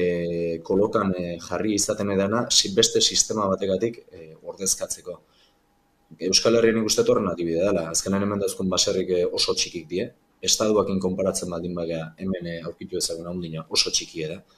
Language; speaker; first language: Basque; native; Basque